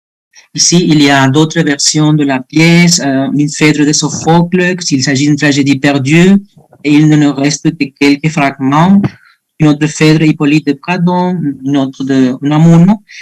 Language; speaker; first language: French; non-native, fluent; Spanish